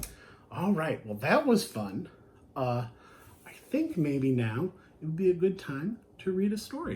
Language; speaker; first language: English; native; English